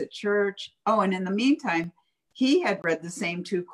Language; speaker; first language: English; native; English